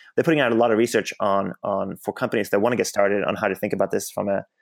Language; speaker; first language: English; non-native, fluent; Swedish